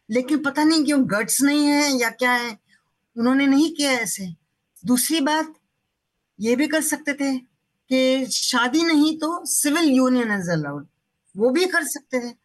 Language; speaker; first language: Hindi; non-native, local second language; Marathi